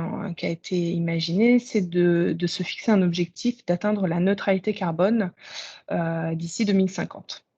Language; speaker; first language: French; native; French